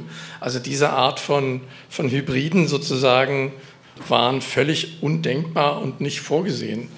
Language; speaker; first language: German; native; German